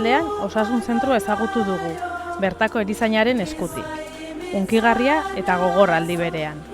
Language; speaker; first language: Basque; native; Basque